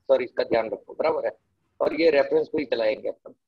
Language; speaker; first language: Hindi; non-native, local second language; Gujarati